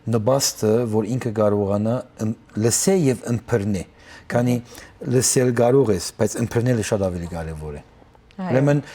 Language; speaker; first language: Armenian; early bilingual, heritage; Armenian